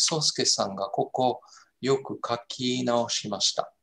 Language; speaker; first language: Japanese; non-native, fluent; French